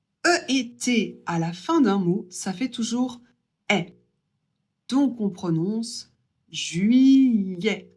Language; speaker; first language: French; native; French